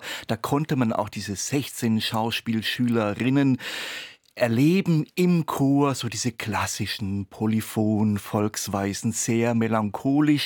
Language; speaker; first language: German; native; German